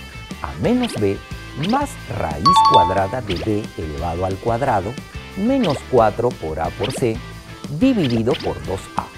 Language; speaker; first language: Spanish; native; Spanish